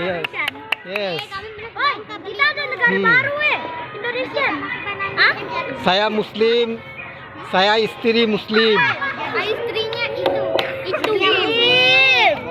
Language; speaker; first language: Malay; non-native, learner; Bangla